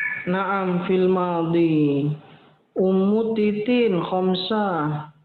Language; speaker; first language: Arabic; non-native, fluent; Indonesian